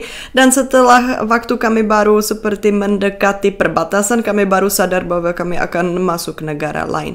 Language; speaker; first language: Indonesian; non-native, fluent; Czech